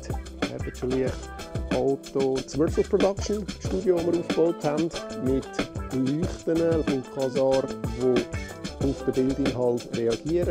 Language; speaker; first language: German; native; German